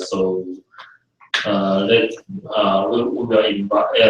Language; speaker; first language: English; non-native, fluent; Chinese